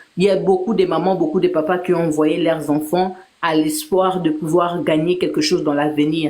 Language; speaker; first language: French; non-native, local second language; Lingala